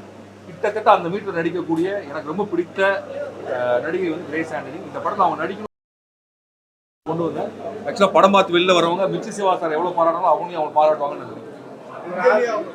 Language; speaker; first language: Tamil; native; Tamil